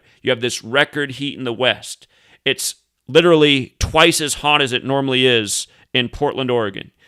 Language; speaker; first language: English; native; English